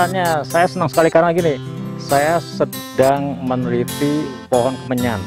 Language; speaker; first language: Indonesian; native; Indonesian